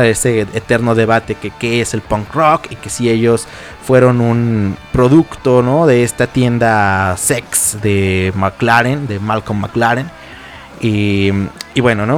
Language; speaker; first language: Spanish; native; Spanish